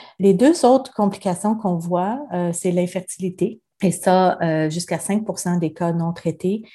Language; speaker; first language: French; native; French